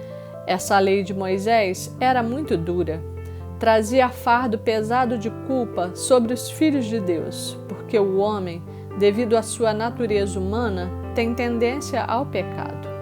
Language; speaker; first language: Portuguese; native; Portuguese